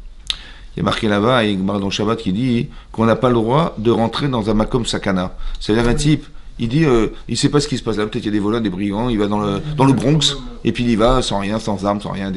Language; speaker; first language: French; native; French